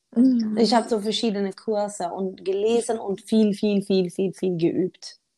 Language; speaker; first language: German; non-native, fluent; Swedish